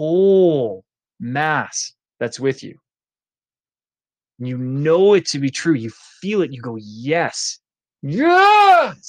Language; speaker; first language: English; native; English